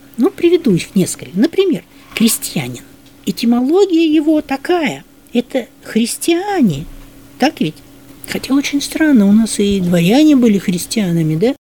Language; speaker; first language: Russian; native; Russian